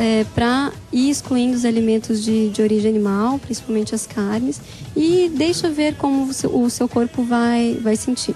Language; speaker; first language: Portuguese; native; Portuguese